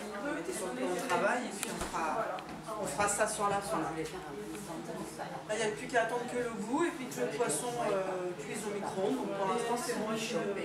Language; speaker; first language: French; native; French